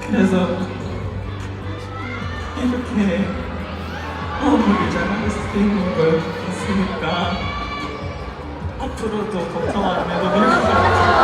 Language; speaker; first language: Korean; non-native, fluent; Filipino